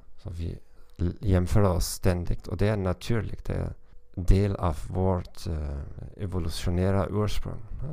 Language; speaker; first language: Swedish; non-native, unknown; German